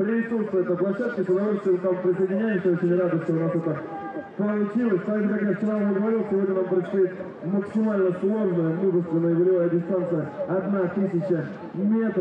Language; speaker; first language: Russian; native; Russian